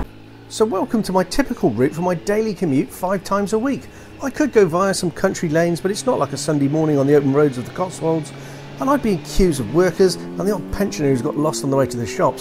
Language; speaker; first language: English; native; English